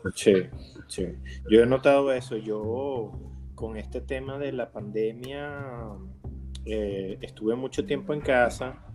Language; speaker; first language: Spanish; native; Spanish